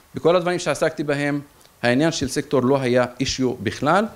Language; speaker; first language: Hebrew; native; Hebrew